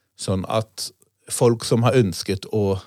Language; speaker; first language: Norwegian; non-native, fluent; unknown